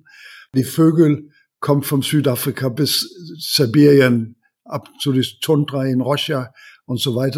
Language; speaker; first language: German; non-native, learner; Danish